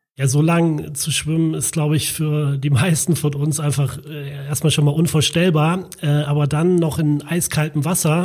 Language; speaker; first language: German; native; German